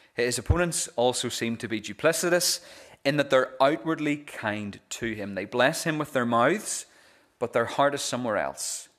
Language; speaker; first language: English; native; English